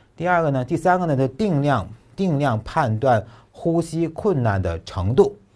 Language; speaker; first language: Chinese; native; Chinese